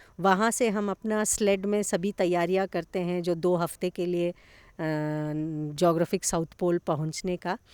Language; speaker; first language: Hindi; non-native, local second language; Kannada